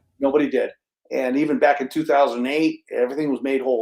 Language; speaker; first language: English; native; English